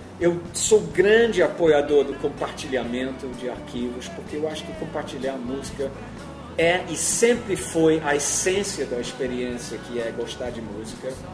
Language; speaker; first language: Portuguese; non-native, fluent; English